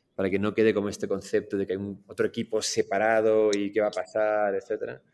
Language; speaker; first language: Spanish; native; Spanish